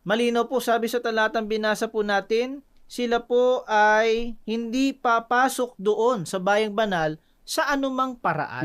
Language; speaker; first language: Filipino; native; Filipino